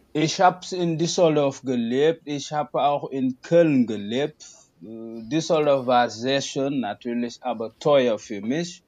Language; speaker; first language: German; non-native, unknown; Wolof